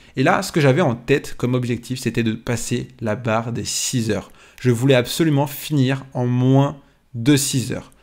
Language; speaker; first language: French; native; French